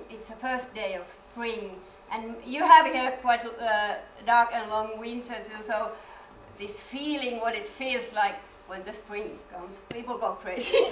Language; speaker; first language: English; non-native, fluent; Finnish